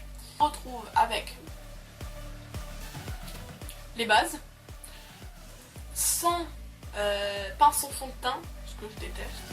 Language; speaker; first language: French; native; French